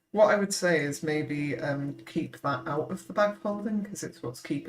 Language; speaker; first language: English; native; English